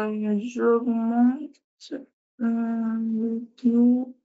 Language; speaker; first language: French; non-native, learner; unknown